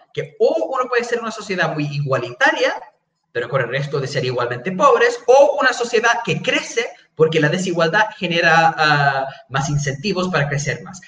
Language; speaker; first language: Spanish; non-native, fluent; English